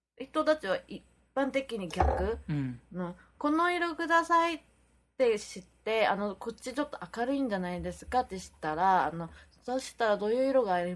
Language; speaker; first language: Japanese; non-native, fluent; Korean